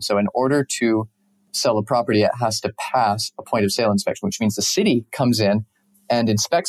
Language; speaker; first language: English; native; English